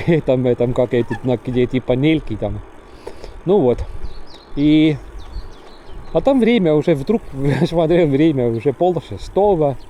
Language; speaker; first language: Russian; non-native, local second language; Estonian